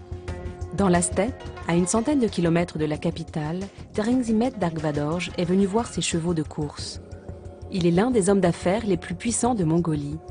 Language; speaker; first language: French; native; French